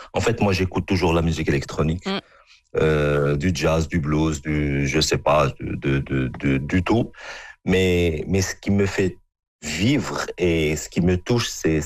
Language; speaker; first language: French; non-native, local second language; Arabic